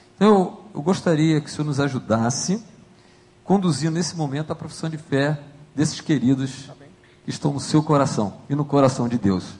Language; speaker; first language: Portuguese; native; Portuguese